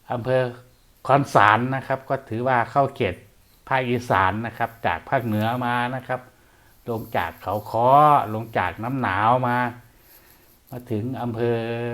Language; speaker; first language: Thai; non-native, local second language; Northeastern Thai